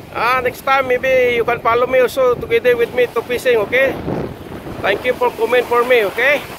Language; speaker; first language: English; non-native, fluent; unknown